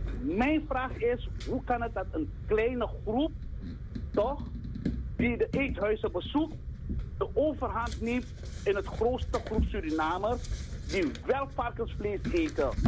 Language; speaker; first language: Dutch; native; Dutch